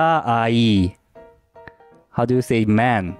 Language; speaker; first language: English; non-native, fluent; Korean